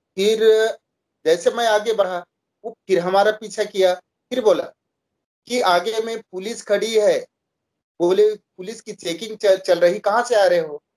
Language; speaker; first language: Hindi; native; Hindi